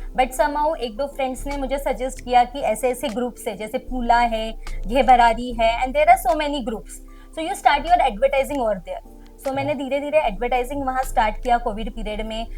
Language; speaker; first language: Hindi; non-native, local second language; Marwari